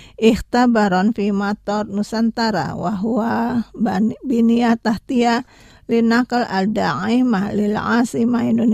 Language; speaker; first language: Arabic; non-native, fluent; Indonesian